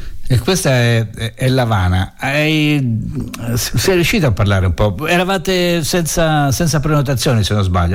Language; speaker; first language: Italian; native; Italian